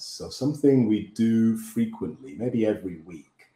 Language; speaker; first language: English; native; English